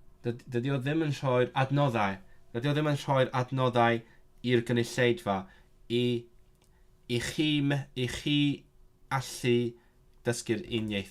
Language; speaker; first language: Welsh; non-native, learner; Cantonese